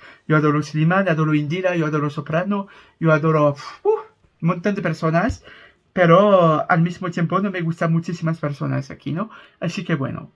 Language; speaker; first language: Spanish; non-native, fluent; French